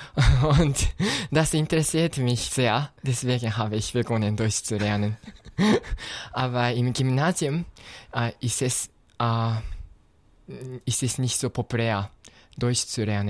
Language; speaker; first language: German; non-native, fluent; Japanese